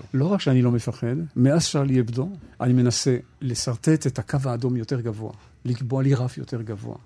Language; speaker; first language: Hebrew; non-native, fluent; French